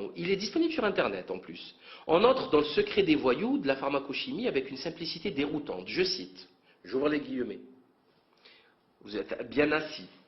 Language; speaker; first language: French; native; French